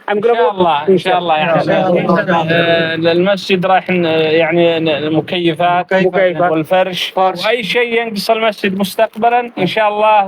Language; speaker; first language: Arabic; native; Arabic